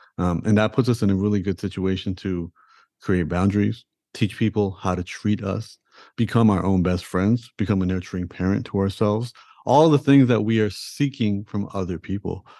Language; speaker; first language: English; early bilingual, other home language; Punjabi